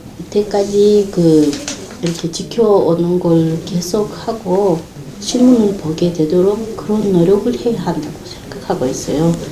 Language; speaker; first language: Korean; early bilingual, heritage; Korean